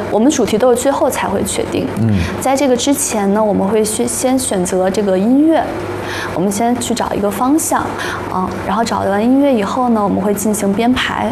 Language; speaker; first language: Chinese; native; Chinese